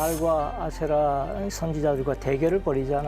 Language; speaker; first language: Korean; native; Korean